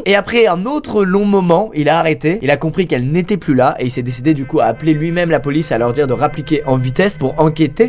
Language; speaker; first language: French; native; French